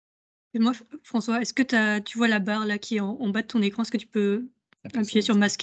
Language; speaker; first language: French; native; French